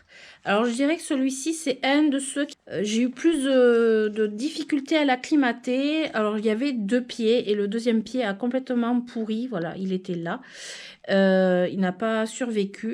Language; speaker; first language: French; native; French